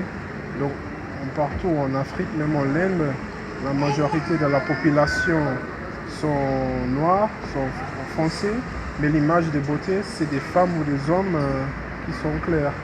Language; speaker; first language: French; non-native, fluent; English